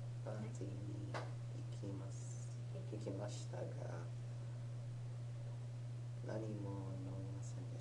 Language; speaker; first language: Japanese; non-native, learner; English